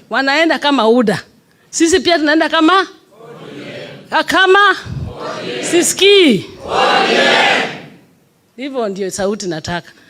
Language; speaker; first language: Swahili; non-native, local second language; Luo (Kenya and Tanzania)